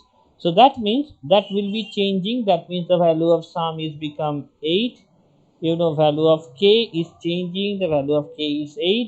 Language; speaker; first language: English; non-native, local second language; Bangla